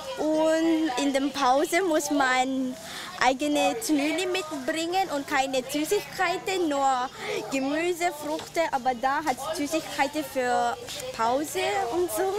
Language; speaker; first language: German; non-native, learner; Cebuano